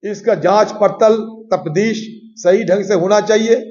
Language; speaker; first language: Hindi; non-native, local second language; Bangla